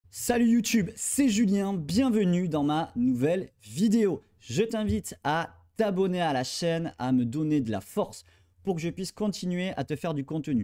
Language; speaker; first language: French; native; French